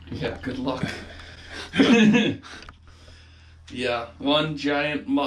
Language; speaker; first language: English; native; English